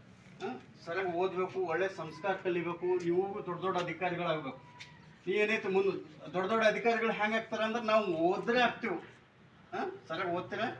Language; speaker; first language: Kannada; native; Kannada